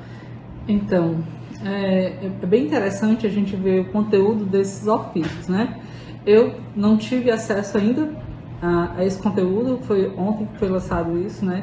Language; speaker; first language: Portuguese; native; Portuguese